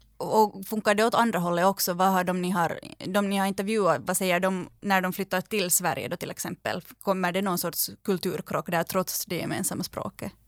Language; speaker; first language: Swedish; native; Swedish